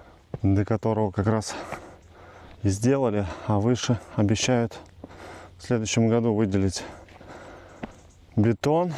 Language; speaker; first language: Russian; native; Russian